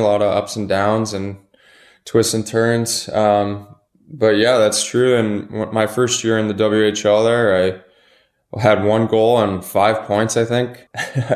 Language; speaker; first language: English; native; English